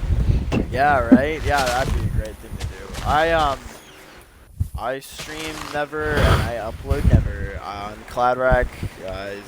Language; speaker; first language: English; native; English